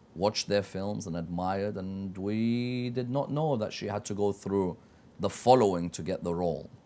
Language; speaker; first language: English; native; English